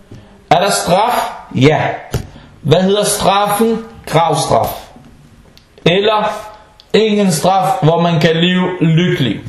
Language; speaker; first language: Danish; non-native, fluent; Arabic